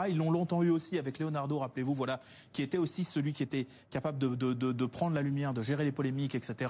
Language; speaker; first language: French; native; French